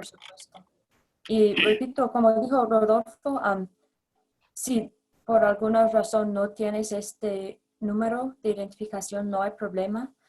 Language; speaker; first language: Spanish; non-native, fluent; English